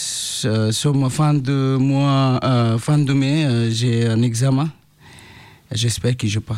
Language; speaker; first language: French; non-native, learner; Bangla